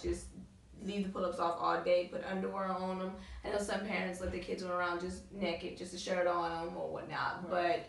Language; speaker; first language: English; native; English